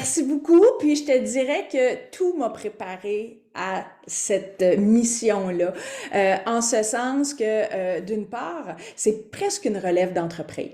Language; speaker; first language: French; native; French